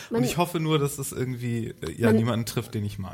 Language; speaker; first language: German; native; German